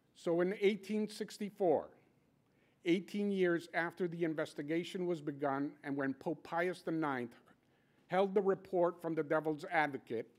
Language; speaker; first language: English; native; English